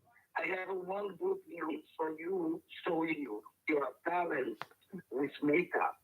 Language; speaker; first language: English; non-native, learner; Portuguese